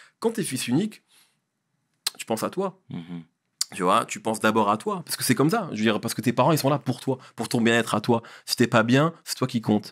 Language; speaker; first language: French; early bilingual, other home language; Arabic